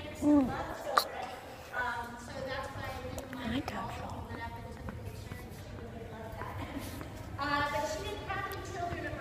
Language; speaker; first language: English; native; English